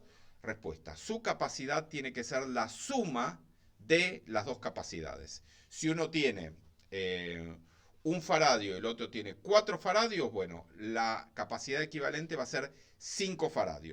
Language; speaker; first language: Spanish; native; Spanish